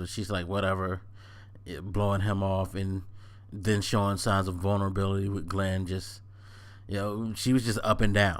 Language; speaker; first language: English; native; English